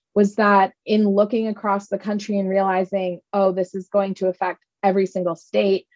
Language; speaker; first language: English; native; English